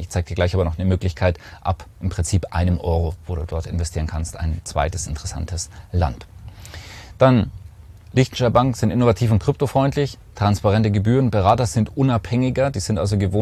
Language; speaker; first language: German; native; German